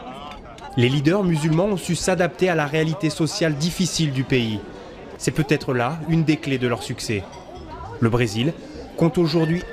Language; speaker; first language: French; native; French